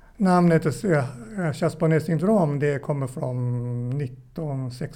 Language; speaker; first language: Swedish; non-native, fluent; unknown